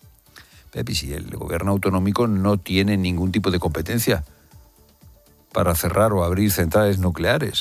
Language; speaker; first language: Spanish; native; Spanish